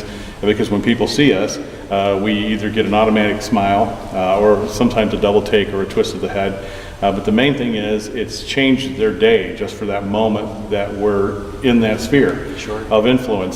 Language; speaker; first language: English; native; English